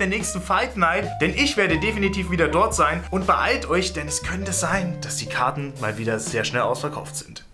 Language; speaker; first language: German; native; German